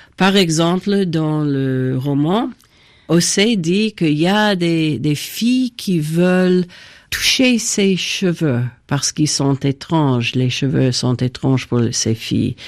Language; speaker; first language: French; non-native, fluent; English